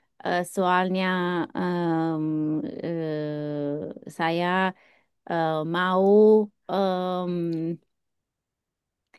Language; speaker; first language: Indonesian; non-native, learner; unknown